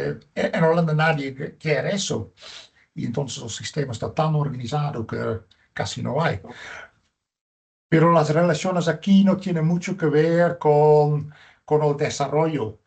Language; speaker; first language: Spanish; non-native, fluent; Dutch